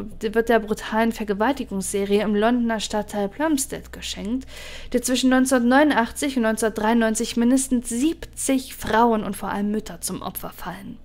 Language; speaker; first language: German; native; German